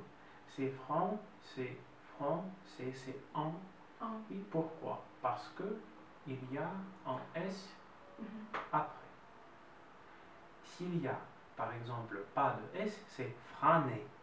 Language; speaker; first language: French; non-native, fluent; Russian